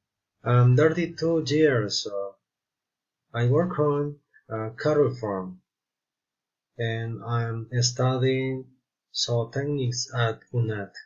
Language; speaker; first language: English; non-native, learner; Spanish